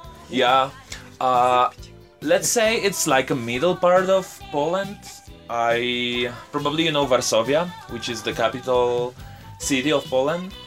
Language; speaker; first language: English; non-native, fluent; Polish